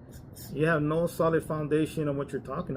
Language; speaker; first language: English; native; English